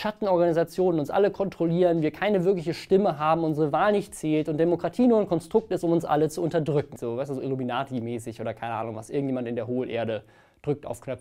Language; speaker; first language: German; native; German